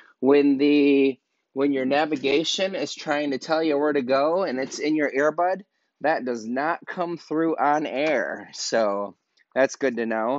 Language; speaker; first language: English; native; English